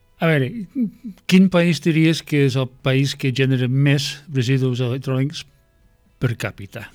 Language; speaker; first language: Catalan; non-native, fluent; English